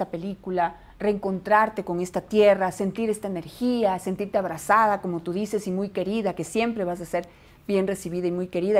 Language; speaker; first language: Spanish; native; Spanish